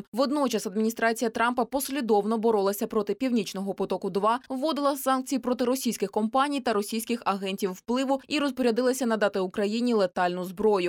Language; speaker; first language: Ukrainian; native; Ukrainian